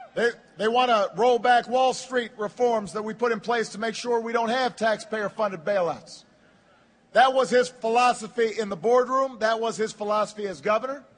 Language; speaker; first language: English; native; English